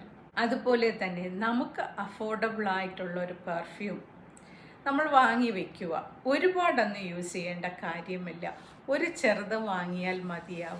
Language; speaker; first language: Malayalam; native; Malayalam